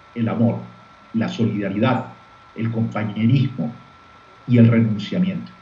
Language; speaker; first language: Spanish; native; Spanish